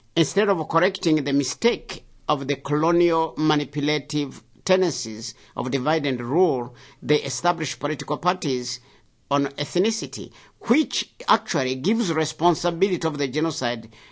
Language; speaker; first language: English; non-native, local second language; Kinyarwanda